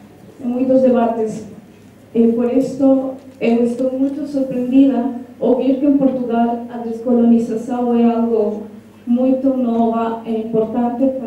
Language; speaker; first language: Portuguese; non-native, learner; Spanish